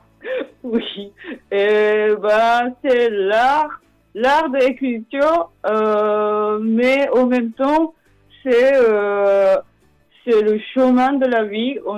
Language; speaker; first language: French; non-native, fluent; Japanese